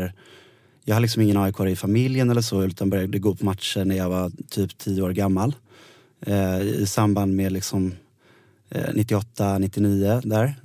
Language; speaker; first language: Swedish; native; Swedish